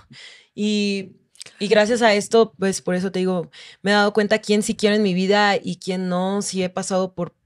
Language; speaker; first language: Spanish; native; Spanish